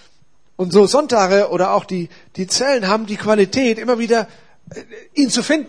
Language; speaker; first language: German; native; German